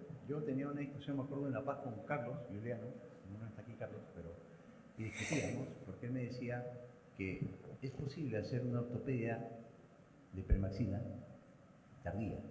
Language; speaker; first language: Spanish; native; Spanish